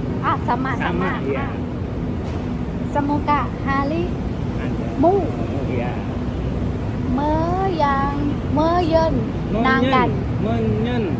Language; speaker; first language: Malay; non-native, learner; Thai